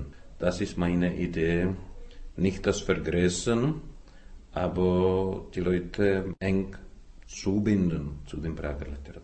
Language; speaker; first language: German; non-native, fluent; Czech